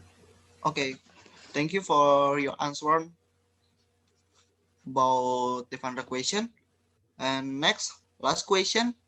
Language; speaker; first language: English; non-native, learner; Indonesian